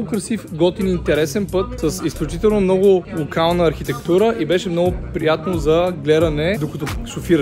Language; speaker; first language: Bulgarian; native; Bulgarian